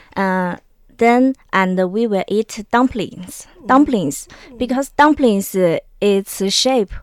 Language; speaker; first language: English; non-native, learner; Chinese